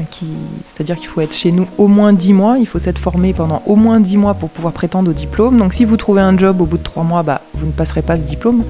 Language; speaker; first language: French; native; French